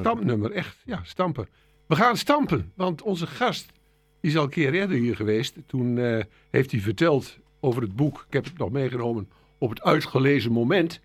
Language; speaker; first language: Dutch; native; Dutch